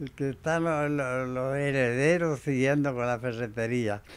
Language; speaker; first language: Spanish; native; Spanish